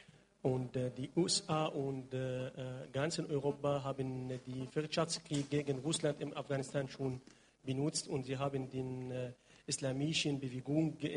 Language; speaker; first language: German; non-native, learner; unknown